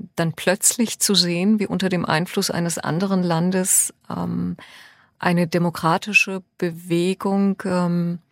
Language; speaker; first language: German; early bilingual, other home language; Persian